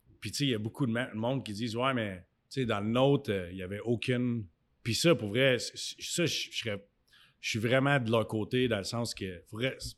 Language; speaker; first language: French; native; French